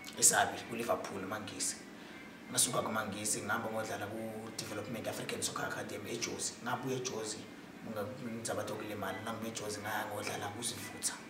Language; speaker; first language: Zulu; non-native, local second language; Swati